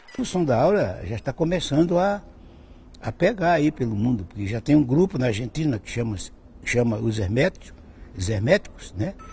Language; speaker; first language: Portuguese; native; Portuguese